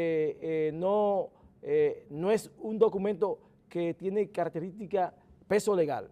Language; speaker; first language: Spanish; native; Spanish